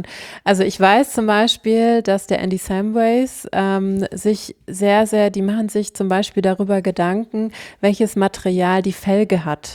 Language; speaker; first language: German; native; German